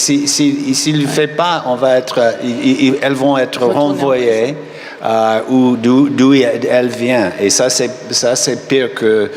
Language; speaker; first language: French; non-native, fluent; English